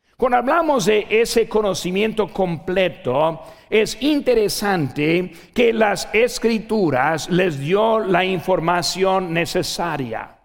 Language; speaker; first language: Spanish; non-native, fluent; English